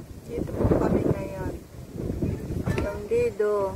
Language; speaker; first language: Korean; native; Korean